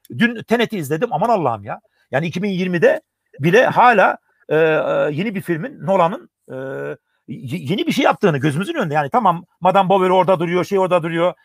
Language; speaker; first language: Turkish; early bilingual, heritage; Turkish